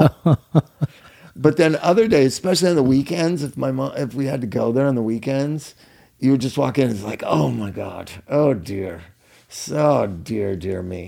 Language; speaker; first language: English; native; English